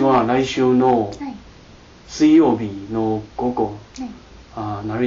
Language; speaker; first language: Japanese; non-native, learner; Chinese